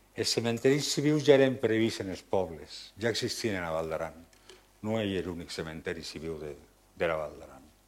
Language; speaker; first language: Catalan; non-native, local second language; Occitan